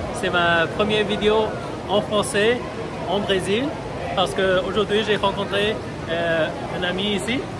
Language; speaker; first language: French; non-native, fluent; English